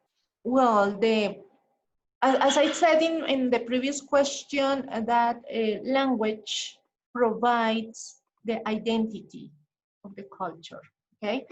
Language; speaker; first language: English; non-native, fluent; Spanish